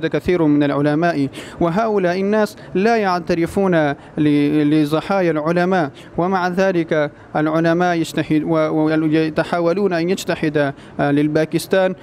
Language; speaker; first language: Arabic; non-native, learner; Urdu